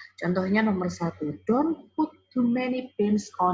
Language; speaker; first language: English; non-native, fluent; Indonesian